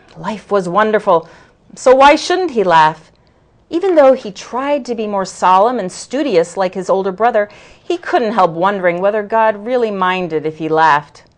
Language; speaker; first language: English; native; English